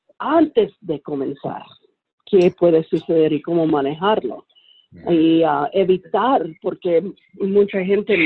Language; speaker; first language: Spanish; early bilingual, heritage; Spanish